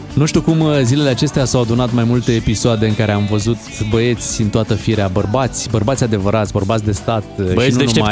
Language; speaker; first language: Romanian; native; Romanian